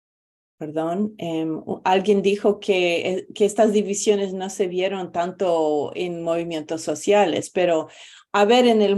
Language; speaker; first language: Spanish; non-native, fluent; English